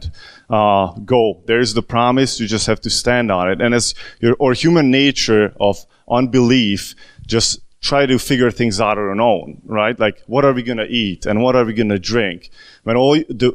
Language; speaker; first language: English; non-native, fluent; Hungarian